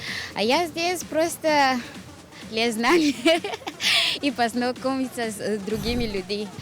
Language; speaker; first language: Russian; non-native, learner; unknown